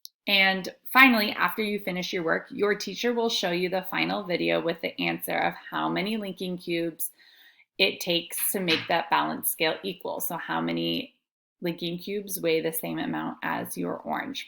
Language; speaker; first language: English; native; English